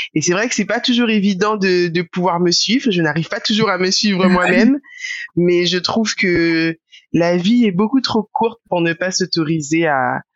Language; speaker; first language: French; native; French